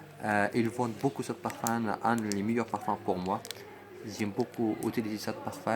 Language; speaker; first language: French; non-native, learner; Arabic